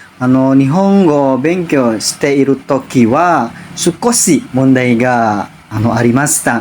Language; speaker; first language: Japanese; non-native, learner; Indonesian